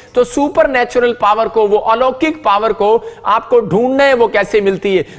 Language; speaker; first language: Hindi; non-native, local second language; Punjabi